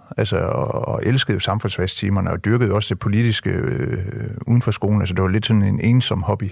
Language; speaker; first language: Danish; early bilingual, other home language; French